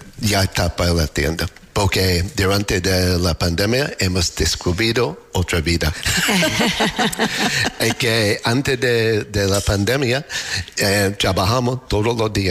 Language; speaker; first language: Spanish; non-native, learner; English